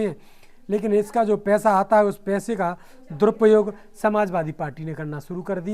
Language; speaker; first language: Hindi; native; Hindi